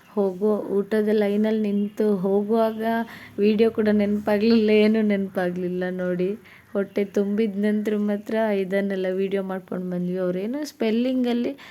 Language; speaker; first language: Kannada; non-native, local second language; Tulu